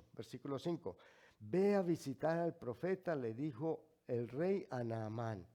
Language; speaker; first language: Spanish; native; Spanish